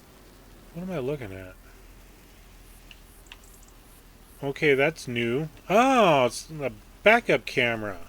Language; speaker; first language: English; native; English